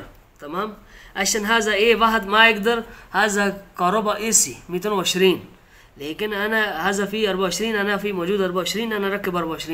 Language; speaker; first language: Arabic; non-native, learner; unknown